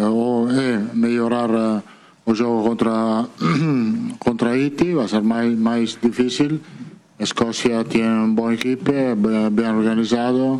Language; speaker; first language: Portuguese; non-native, fluent; Italian